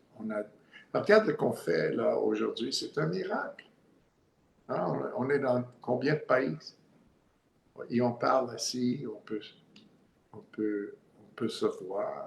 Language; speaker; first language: French; non-native, learner; English